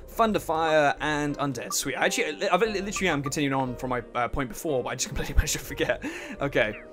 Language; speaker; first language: English; native; English